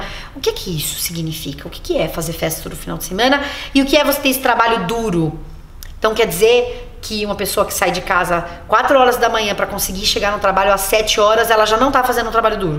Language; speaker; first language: Portuguese; native; Portuguese